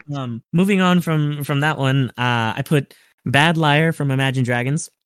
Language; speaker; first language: English; early bilingual, other home language; Spanish